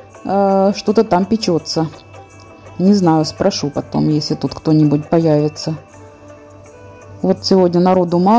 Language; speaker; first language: Russian; native; Russian